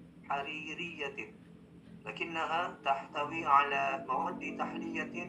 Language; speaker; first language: Arabic; non-native, learner; Indonesian